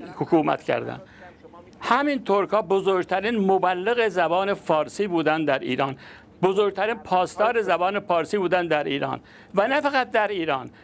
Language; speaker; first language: Persian; non-native, local second language; Azerbaijani